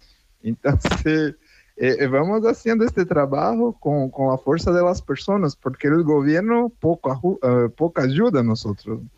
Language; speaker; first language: Spanish; non-native, fluent; Portuguese